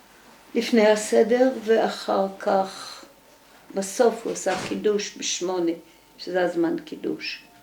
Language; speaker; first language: Hebrew; early bilingual, other home language; Dutch